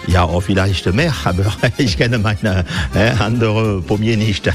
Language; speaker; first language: German; non-native, learner; French